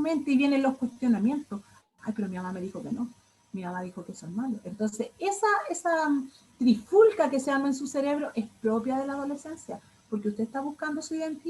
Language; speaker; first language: Spanish; native; Spanish